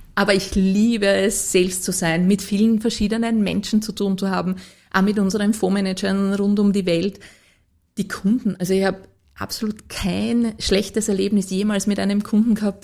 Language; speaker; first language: German; native; German